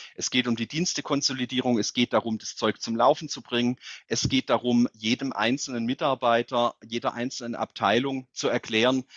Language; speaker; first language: German; native; German